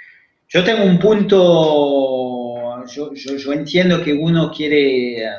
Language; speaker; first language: Spanish; non-native, fluent; French